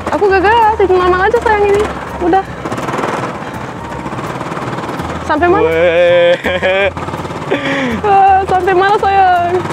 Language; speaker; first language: Indonesian; non-native, fluent; Turkish